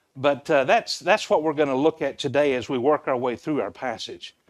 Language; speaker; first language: English; native; English